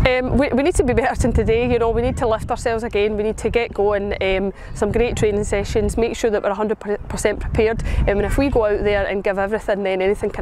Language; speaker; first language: English; native; English